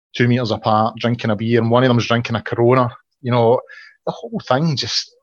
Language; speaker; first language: English; native; English